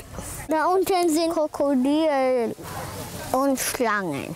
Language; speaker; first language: German; early bilingual, heritage; German